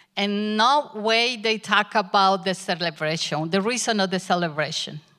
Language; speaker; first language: English; non-native, learner; Spanish